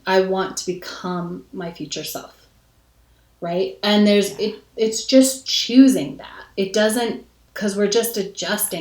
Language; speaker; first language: English; native; English